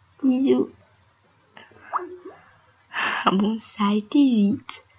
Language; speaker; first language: French; native; French